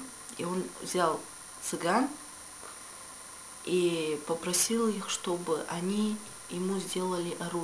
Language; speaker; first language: Russian; non-native, local second language; Romany